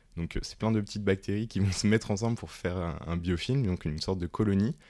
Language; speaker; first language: French; native; French